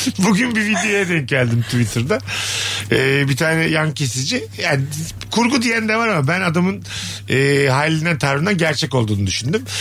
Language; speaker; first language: Turkish; native; Turkish